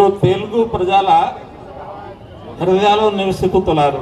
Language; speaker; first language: Telugu; non-native, learner; Hindi